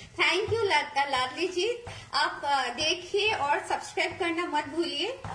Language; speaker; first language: Hindi; non-native, local second language; Khasi